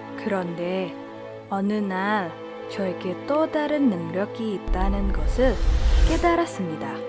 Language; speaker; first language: Korean; non-native, fluent; Indonesian